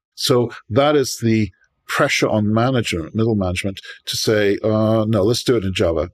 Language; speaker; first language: English; native; English